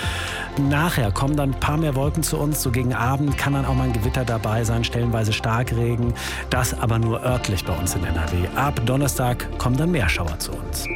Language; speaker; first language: German; native; German